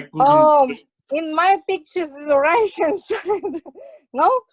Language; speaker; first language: English; non-native, learner; Russian